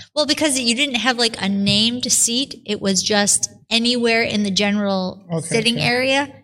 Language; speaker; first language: English; native; English